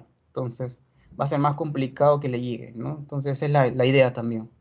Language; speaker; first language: Spanish; native; Spanish